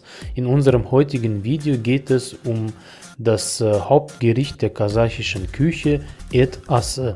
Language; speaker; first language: German; non-native, fluent; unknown